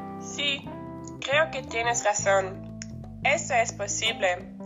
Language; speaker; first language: Spanish; non-native, learner; German